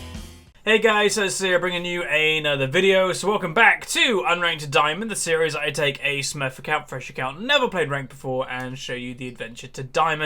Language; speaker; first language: English; native; English